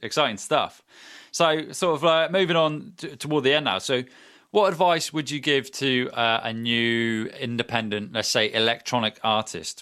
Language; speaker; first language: English; native; English